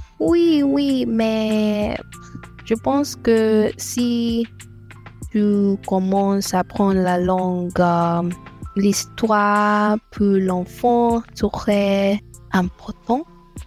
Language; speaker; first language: French; non-native, fluent; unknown